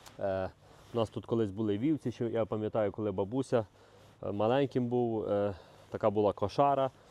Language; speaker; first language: Ukrainian; native; Ukrainian